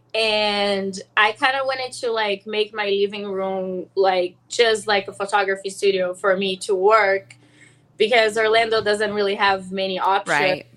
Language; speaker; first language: English; non-native, fluent; Portuguese